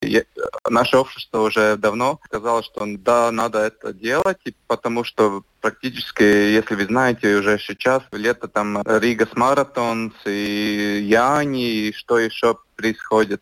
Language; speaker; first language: Russian; non-native, local second language; Latvian